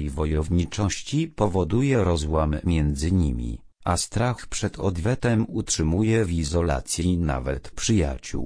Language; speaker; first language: Polish; native; Polish